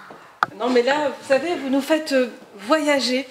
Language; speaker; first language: French; native; French